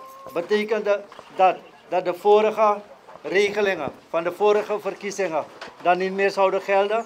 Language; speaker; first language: Dutch; native; Dutch